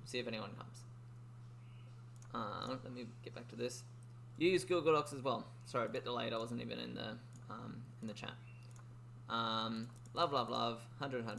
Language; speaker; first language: English; native; English